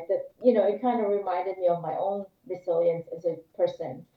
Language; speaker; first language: English; non-native, local second language; Filipino